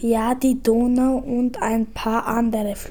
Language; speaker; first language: German; early bilingual, other home language; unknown